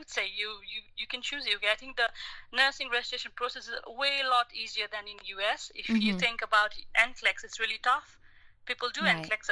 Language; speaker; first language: English; non-native, local second language; Nepali